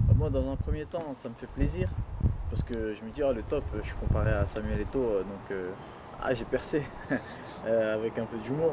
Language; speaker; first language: French; early bilingual, other home language; Duala